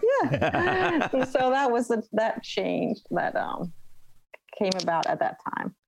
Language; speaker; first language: English; non-native, fluent; Danish